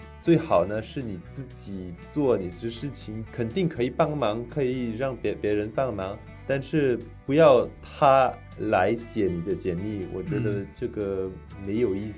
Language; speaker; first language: Chinese; non-native, fluent; French